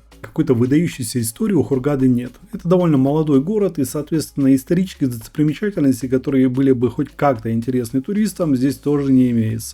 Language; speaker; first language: Russian; native; Russian